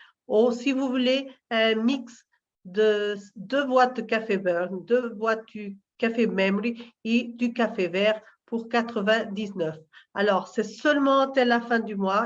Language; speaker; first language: French; non-native, learner; Portuguese